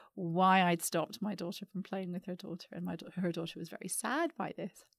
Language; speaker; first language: English; native; English